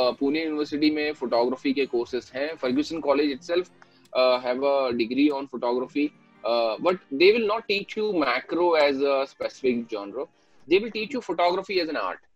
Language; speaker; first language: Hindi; non-native, local second language; Marathi